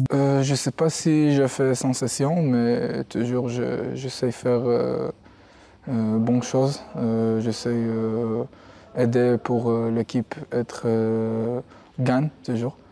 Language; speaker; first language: French; non-native, learner; Hebrew